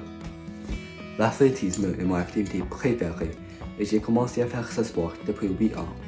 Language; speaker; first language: French; non-native, learner; English